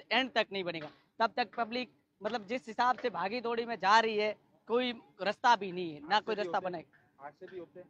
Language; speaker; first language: Hindi; native; Hindi